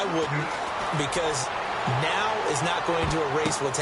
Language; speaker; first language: English; native; English